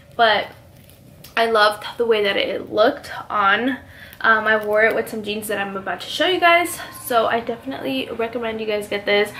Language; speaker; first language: English; early bilingual, other home language; Spanish